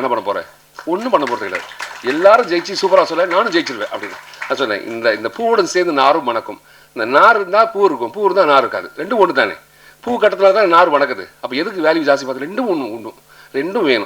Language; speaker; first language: Tamil; native; Tamil